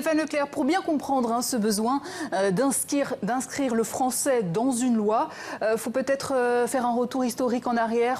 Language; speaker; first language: French; native; French